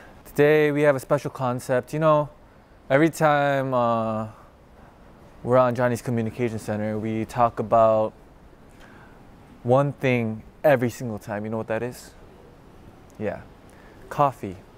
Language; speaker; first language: English; early bilingual, other home language; Korean